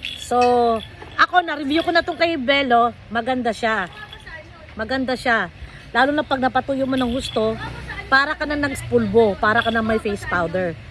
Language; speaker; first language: Filipino; native; Filipino